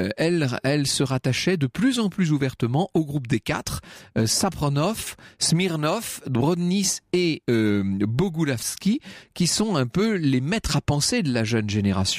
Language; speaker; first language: French; native; French